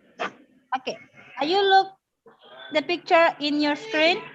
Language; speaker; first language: English; non-native, learner; Indonesian